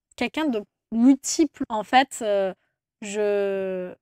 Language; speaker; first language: French; non-native, fluent; Turkish